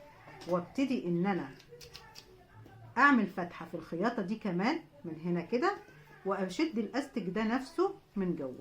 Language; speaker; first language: Arabic; native; Arabic